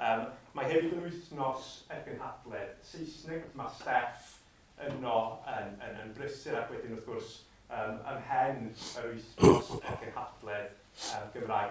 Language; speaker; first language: Welsh; native; Welsh